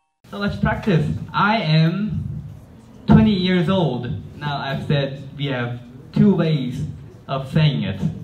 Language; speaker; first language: English; non-native, fluent; Korean